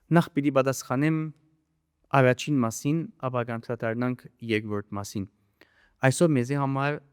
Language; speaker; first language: Armenian; early bilingual, heritage; Armenian